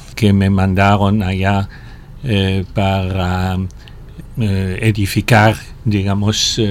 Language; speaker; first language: Spanish; non-native, fluent; German